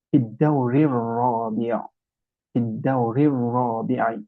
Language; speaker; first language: Arabic; non-native, fluent; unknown